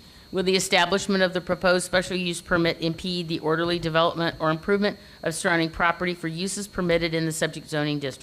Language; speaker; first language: English; native; English